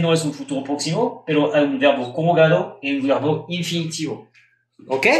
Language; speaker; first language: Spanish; non-native, fluent; French